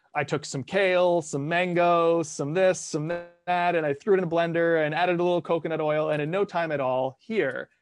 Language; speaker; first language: English; early bilingual, other home language; Italian